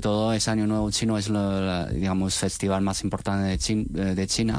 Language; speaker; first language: Spanish; non-native, fluent; Chinese